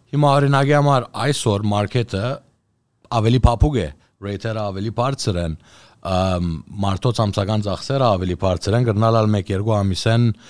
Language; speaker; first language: Armenian; early bilingual, heritage; Armenian